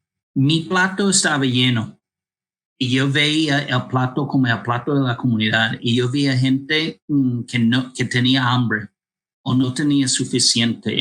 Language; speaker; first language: Spanish; non-native, fluent; English